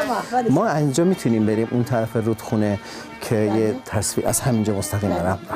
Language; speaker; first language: Persian; native; Persian